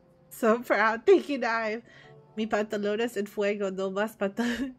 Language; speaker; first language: Spanish; non-native, learner; English